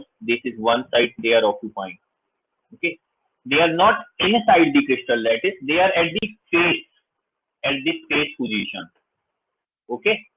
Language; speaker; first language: English; non-native, local second language; Hindi